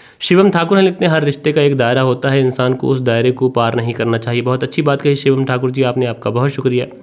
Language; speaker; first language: Hindi; native; Hindi